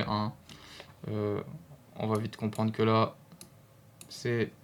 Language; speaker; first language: French; native; French